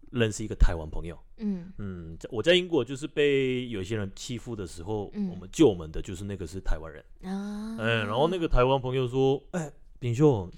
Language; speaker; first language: Chinese; non-native, fluent; Korean